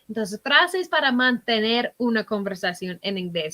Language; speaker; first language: Spanish; non-native, fluent; English